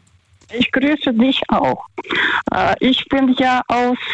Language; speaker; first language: German; early bilingual, other home language; Russian